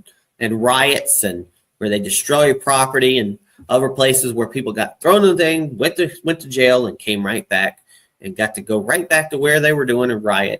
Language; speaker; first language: English; native; English